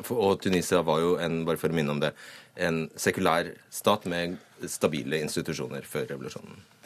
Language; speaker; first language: Norwegian; native; Norwegian